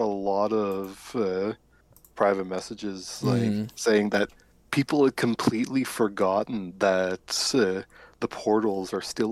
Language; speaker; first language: English; native; English